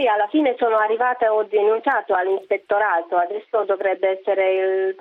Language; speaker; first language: Italian; non-native, fluent; Romanian